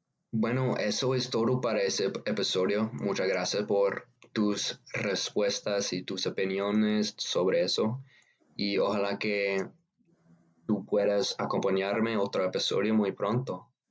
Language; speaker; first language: Spanish; non-native, learner; English